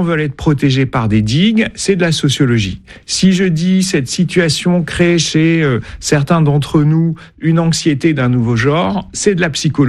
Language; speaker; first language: French; native; French